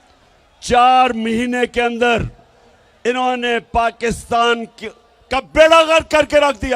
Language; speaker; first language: Urdu; native; Urdu